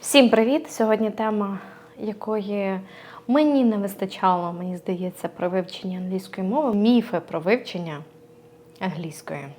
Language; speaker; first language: Ukrainian; native; Ukrainian